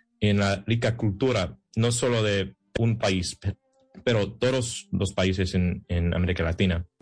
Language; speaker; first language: Spanish; non-native, fluent; English